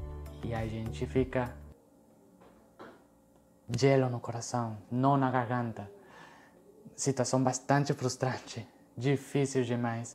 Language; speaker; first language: Portuguese; non-native, fluent; Spanish